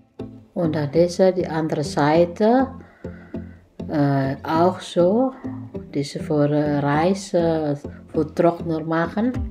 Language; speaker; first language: German; non-native, learner; Indonesian